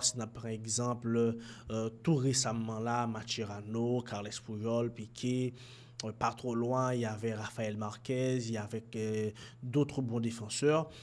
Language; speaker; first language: French; non-native, local second language; Haitian Creole